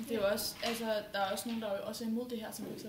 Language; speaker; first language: Danish; native; Danish